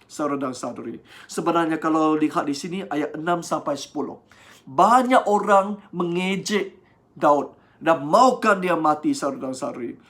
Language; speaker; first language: Malay; non-native, local second language; Chinese